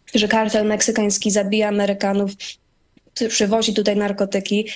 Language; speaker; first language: Polish; early bilingual, heritage; Polish